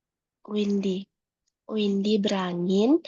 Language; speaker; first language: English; non-native, learner; Indonesian